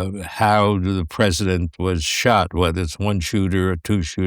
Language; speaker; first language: English; native; English